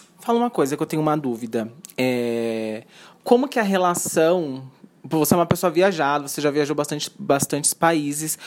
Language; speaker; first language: Portuguese; native; Portuguese